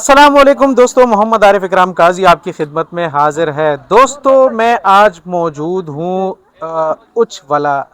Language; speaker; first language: Urdu; native; Urdu